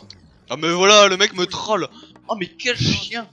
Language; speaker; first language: French; native; French